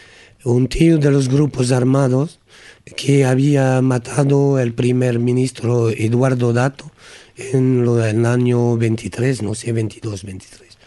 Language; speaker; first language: Spanish; non-native, learner; French